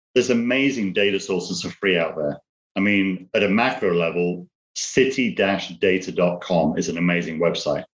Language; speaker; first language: English; native; English